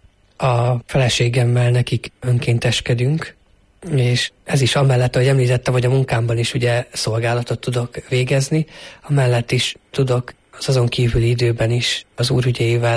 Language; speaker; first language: Hungarian; native; Hungarian